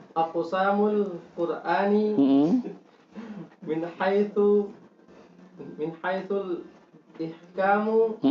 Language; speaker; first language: Arabic; non-native, learner; Indonesian